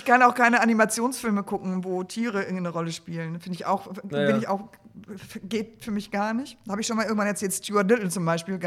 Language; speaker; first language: German; native; German